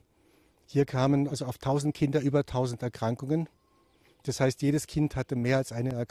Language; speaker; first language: German; native; German